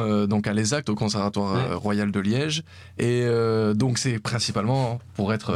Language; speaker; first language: French; native; French